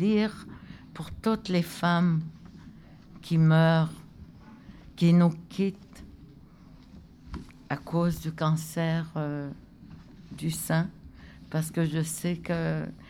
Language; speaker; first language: French; non-native, local second language; Innu-aimun